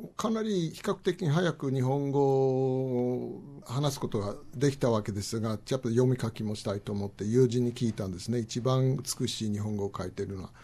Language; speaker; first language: Japanese; non-native, fluent; English